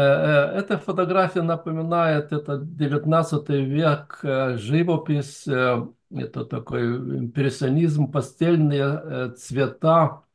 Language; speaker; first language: Russian; non-native, fluent; Lithuanian